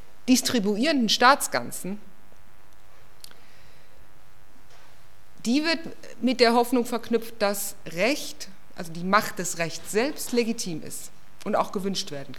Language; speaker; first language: German; native; German